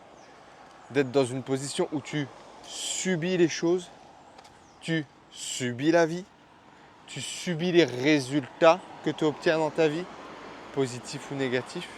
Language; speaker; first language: French; native; French